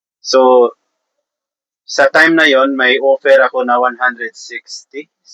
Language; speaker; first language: Filipino; non-native, local second language; Cebuano